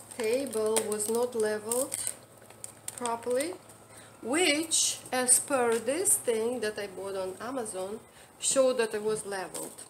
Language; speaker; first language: English; non-native, fluent; Russian